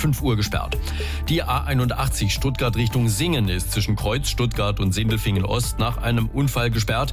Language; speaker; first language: German; native; German